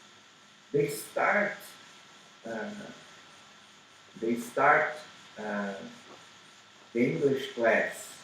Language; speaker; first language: English; non-native, learner; Portuguese